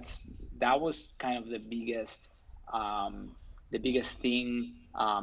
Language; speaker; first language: English; non-native, fluent; Spanish